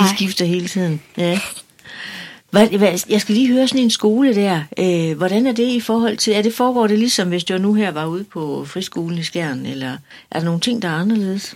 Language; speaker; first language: Danish; native; Danish